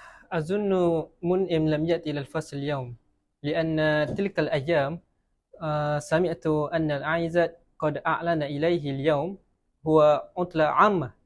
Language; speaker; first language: Arabic; non-native, learner; Malay